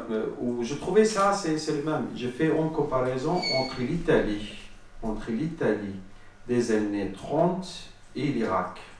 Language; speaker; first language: French; non-native, learner; Arabic